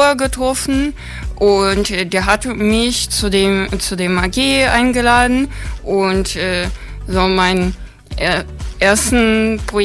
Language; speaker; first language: German; non-native, learner; Ukrainian